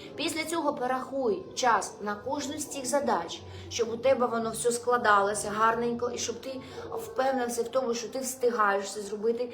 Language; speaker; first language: Ukrainian; non-native, local second language; Russian